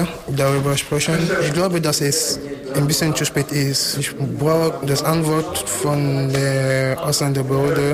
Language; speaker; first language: German; non-native, learner; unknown